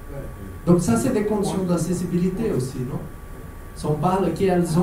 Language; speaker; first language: French; non-native, fluent; Portuguese